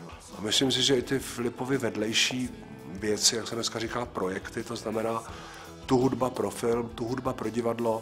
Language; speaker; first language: Czech; native; Czech